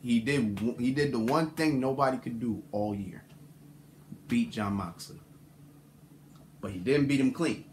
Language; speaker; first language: English; native; English